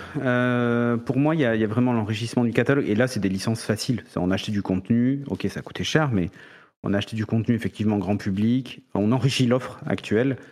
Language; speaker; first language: French; native; French